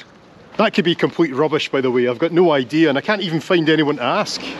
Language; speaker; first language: English; native; English